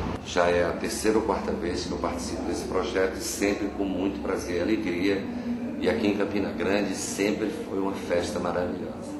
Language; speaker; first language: Portuguese; native; Portuguese